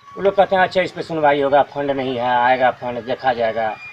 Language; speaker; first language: Hindi; native; Hindi